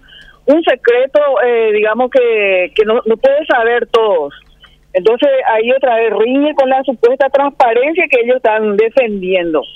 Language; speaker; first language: Spanish; native; Spanish